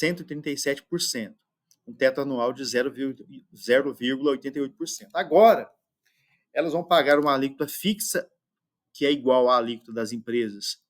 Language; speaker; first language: Portuguese; native; Portuguese